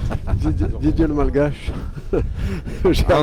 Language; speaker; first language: French; native; French